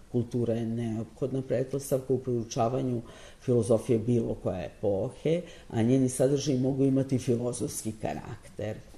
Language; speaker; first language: Serbian; native; Serbian